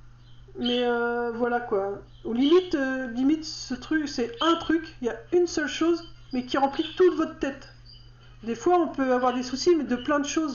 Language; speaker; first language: French; native; French